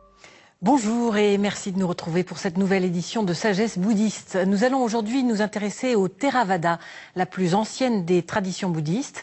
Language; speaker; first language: French; native; French